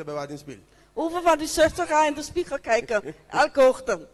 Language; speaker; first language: Dutch; non-native, local second language; Papiamento